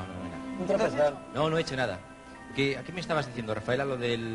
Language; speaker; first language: Spanish; native; Spanish